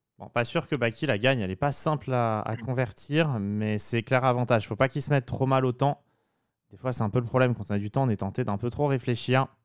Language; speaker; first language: French; native; French